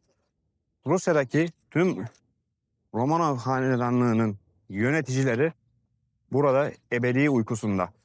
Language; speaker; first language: Turkish; native; Turkish